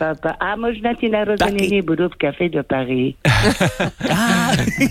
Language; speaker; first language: Czech; non-native, fluent; French